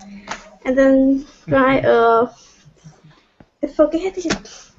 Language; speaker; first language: English; non-native, learner; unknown